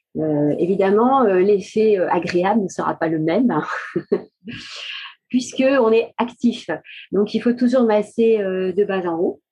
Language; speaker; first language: French; native; French